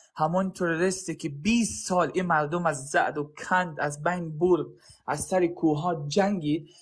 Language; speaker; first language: Persian; early bilingual, heritage; Arabic